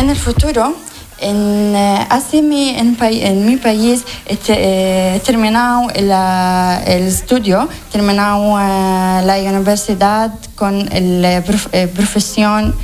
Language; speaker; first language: Spanish; non-native, learner; Arabic